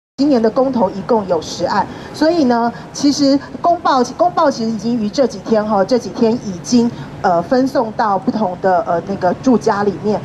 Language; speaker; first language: Chinese; native; Chinese